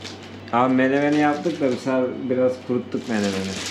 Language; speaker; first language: Turkish; native; Turkish